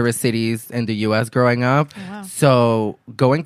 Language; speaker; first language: English; early bilingual, other home language; Spanish